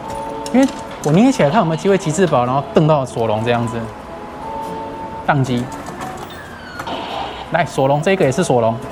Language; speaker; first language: Chinese; native; Chinese